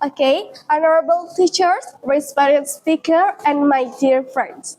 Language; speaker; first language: English; non-native, learner; Indonesian